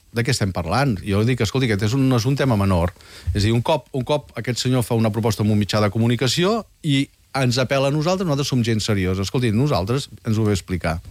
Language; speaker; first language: Catalan; native; Catalan